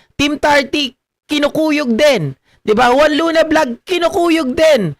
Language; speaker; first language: Filipino; native; Filipino